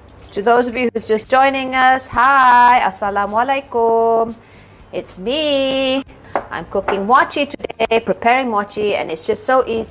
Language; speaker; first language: English; non-native, local second language; Malay